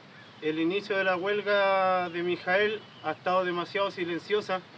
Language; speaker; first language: Spanish; native; Spanish